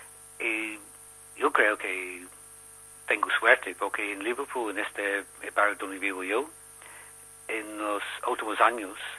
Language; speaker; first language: Spanish; non-native, learner; English